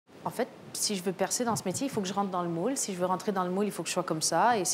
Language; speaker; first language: French; native; French